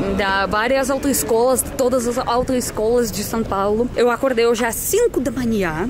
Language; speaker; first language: Portuguese; non-native, fluent; Russian